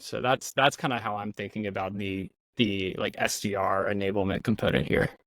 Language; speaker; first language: English; native; English